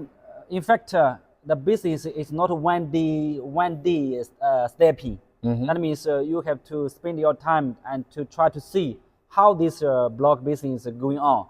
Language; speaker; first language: English; non-native, learner; Chinese